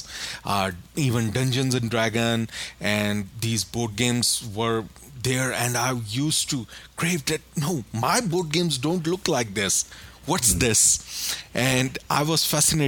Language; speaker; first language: English; non-native, local second language; Urdu